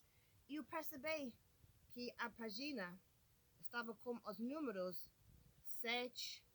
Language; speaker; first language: Portuguese; non-native, learner; English